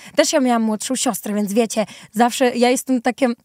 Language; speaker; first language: Polish; early bilingual, other home language; Ukrainian